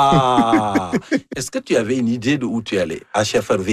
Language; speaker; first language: French; native; French